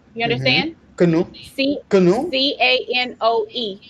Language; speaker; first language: English; native; English